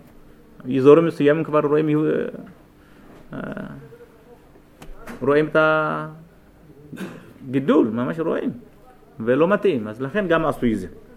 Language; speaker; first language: Hebrew; non-native, fluent; Amharic